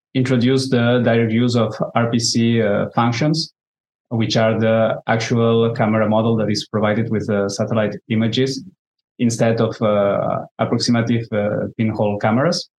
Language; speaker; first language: English; non-native, fluent; Spanish